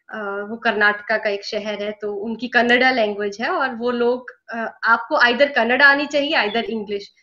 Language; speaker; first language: Hindi; native; Hindi